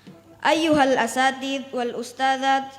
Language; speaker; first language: Arabic; non-native, learner; Indonesian